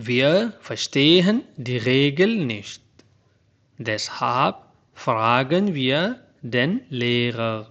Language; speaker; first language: German; non-native, fluent; Urdu